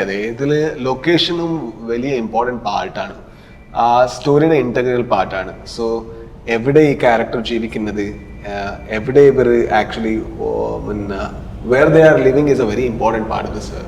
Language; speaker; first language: Malayalam; non-native, local second language; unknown